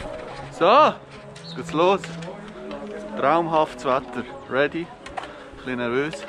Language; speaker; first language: German; native; German